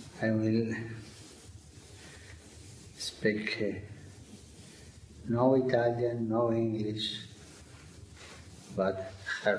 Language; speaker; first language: English; non-native, learner; Italian